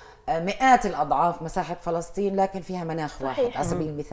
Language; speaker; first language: Arabic; native; Arabic